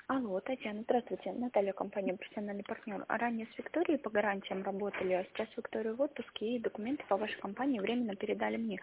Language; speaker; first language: Russian; native; Russian